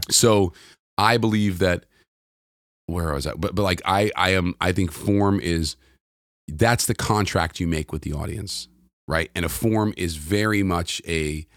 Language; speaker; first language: English; native; English